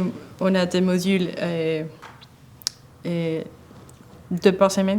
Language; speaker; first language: French; non-native, fluent; Spanish